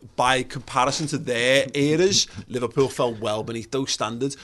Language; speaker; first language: English; native; English